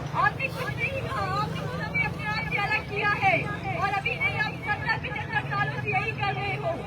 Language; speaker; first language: Urdu; non-native, local second language; Baluchi